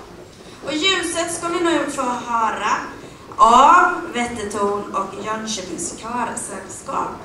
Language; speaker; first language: Swedish; native; Swedish